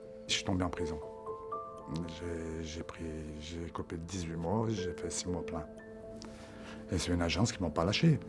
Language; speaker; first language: French; native; French